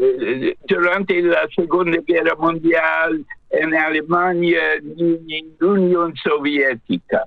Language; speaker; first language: Spanish; non-native, fluent; English